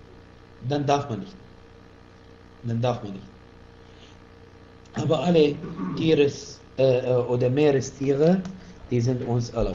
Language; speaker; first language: German; non-native, fluent; Arabic